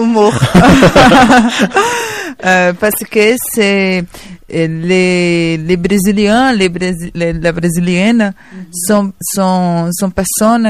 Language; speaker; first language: French; non-native, learner; Portuguese